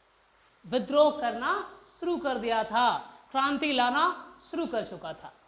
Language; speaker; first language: Hindi; native; Hindi